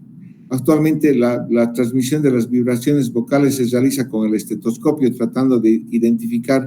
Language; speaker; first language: Spanish; native; Spanish